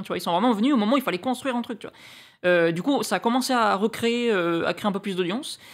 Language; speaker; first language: French; native; French